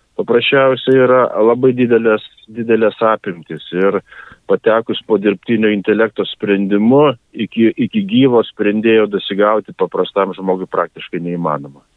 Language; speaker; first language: Lithuanian; native; Lithuanian